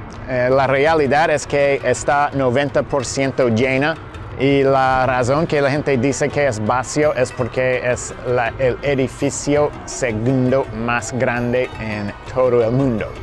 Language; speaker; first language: Spanish; non-native, fluent; English